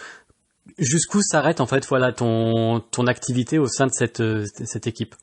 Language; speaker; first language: French; native; French